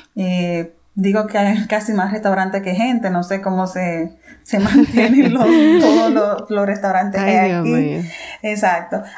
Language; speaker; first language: Spanish; native; Spanish